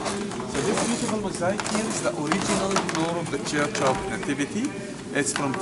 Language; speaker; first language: English; non-native, fluent; Arabic